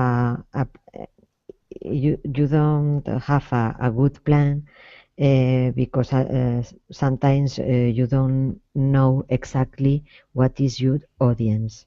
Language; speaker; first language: English; non-native, learner; Spanish